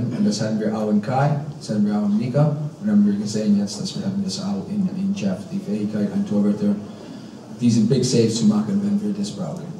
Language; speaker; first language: German; non-native, fluent; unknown